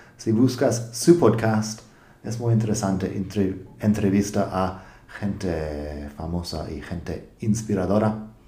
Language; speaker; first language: Spanish; non-native, fluent; English